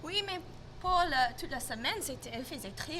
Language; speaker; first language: French; non-native, local second language; English